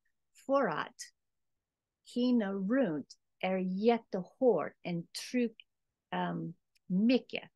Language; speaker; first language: Swedish; non-native, learner; English